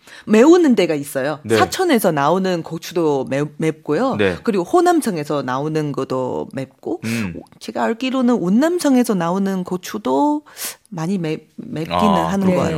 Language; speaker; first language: Korean; non-native, fluent; Chinese